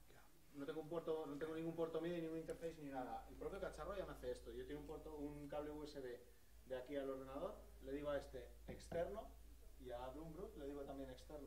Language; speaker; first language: Spanish; native; Spanish